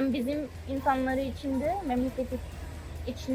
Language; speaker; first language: Turkish; non-native, learner; Urdu